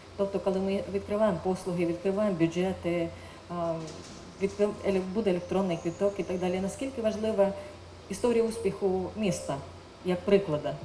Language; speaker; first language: Ukrainian; non-native, fluent; Estonian